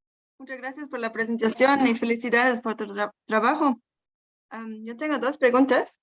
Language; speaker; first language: Spanish; non-native, fluent; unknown